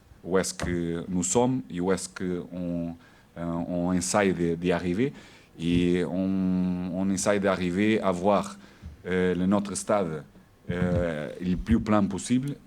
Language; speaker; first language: French; non-native, learner; Portuguese